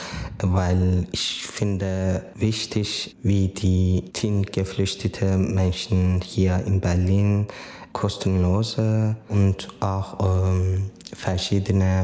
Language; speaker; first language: German; non-native, learner; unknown